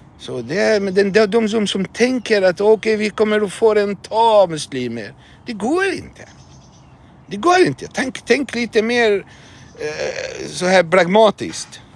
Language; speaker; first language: Swedish; non-native, fluent; Arabic